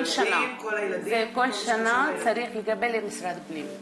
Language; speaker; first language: Hebrew; non-native, learner; Arabic